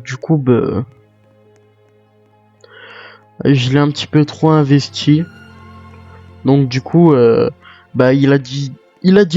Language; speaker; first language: French; native; French